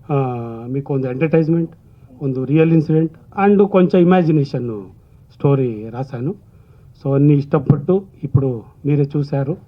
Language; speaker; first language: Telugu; non-native, learner; Kannada